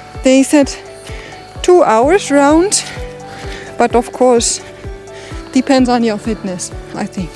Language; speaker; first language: English; non-native, learner; German